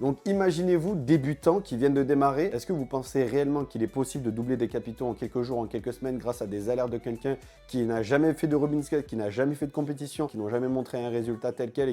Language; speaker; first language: French; native; French